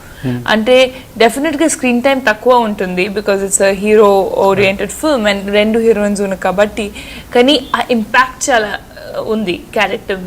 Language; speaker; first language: Telugu; non-native, fluent; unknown